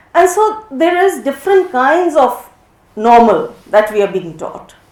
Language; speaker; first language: English; non-native, local second language; Hindi